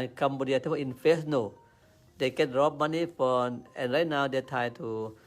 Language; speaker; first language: English; non-native, learner; Thai